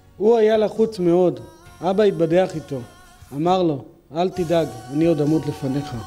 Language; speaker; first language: Hebrew; native; Hebrew